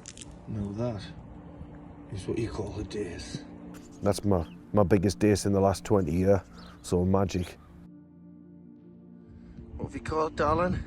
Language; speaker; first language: English; native; English